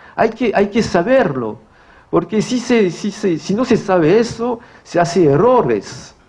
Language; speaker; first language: Spanish; non-native, fluent; French